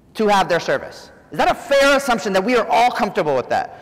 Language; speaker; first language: English; native; English